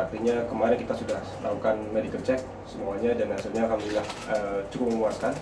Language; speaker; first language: Indonesian; native; Indonesian